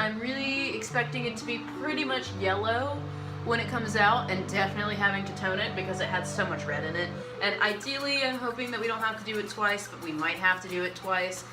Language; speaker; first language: English; native; English